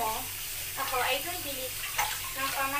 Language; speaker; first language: Filipino; non-native, local second language; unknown